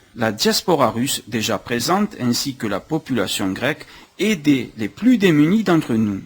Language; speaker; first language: French; native; French